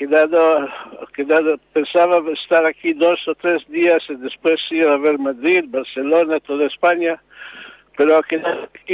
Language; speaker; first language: Spanish; non-native, learner; Hebrew